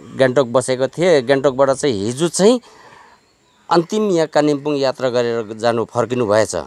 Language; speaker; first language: Nepali; native; Nepali